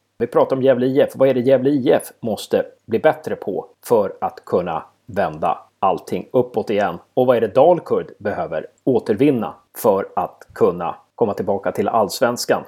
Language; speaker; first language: Swedish; native; Swedish